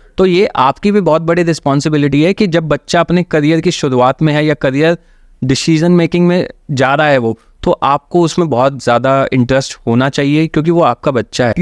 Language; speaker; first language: Hindi; native; Hindi